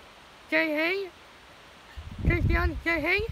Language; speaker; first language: Swedish; early bilingual, other home language; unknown